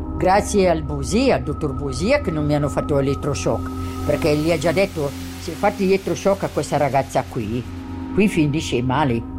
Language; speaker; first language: Italian; non-native, local second language; German